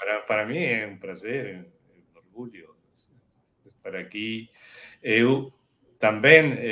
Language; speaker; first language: Portuguese; non-native, fluent; Spanish